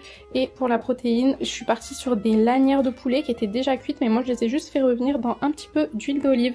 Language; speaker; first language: French; native; French